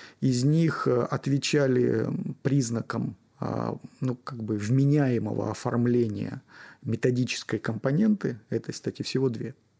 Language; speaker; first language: Russian; native; Russian